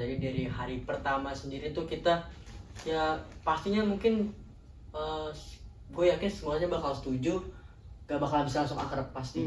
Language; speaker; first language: Indonesian; native; Indonesian